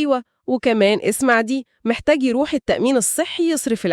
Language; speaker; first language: Arabic; native; Arabic